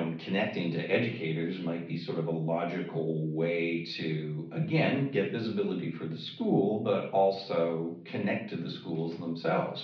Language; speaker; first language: English; native; English